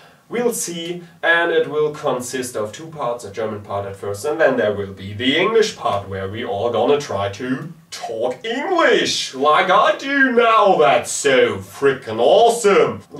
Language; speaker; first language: English; non-native, fluent; German